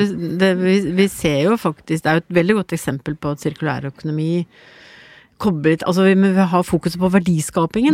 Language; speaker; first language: Norwegian; native; Norwegian